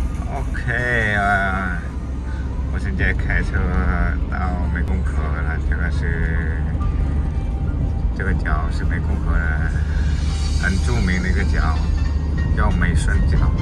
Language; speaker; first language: Chinese; non-native, fluent; Vietnamese